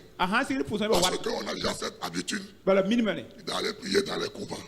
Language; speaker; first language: French; non-native, local second language; Fon